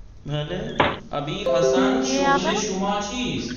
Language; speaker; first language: Persian; non-native, fluent; Urdu